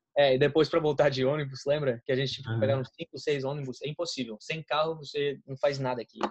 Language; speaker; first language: Portuguese; non-native, fluent; English